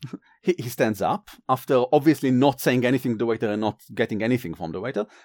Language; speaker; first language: English; non-native, fluent; Hebrew